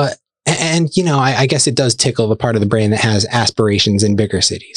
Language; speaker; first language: English; native; English